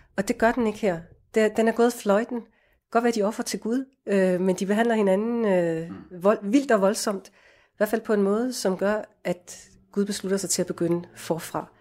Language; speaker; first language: Danish; native; Danish